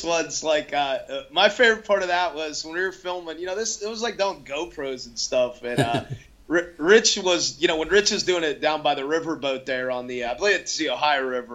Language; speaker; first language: English; native; English